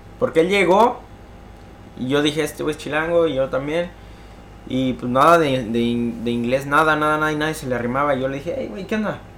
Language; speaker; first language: Spanish; native; Spanish